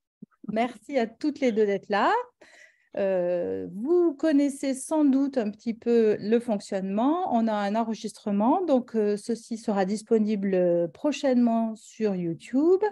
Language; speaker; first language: French; native; French